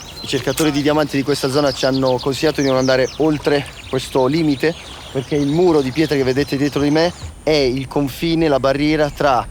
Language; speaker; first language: Italian; native; Italian